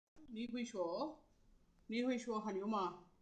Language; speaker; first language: Chinese; non-native, learner; Tamil